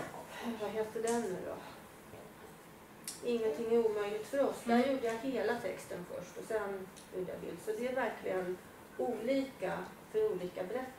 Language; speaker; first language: Swedish; native; Swedish